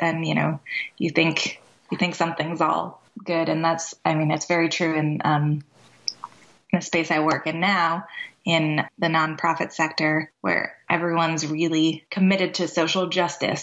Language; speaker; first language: English; native; English